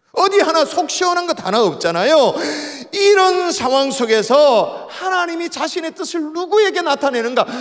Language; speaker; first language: Korean; native; Korean